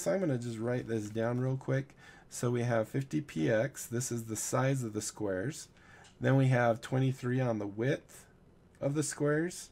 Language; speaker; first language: English; native; English